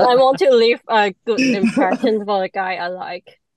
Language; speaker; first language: English; non-native, local second language; Cantonese